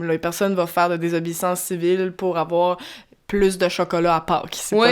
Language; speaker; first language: French; native; French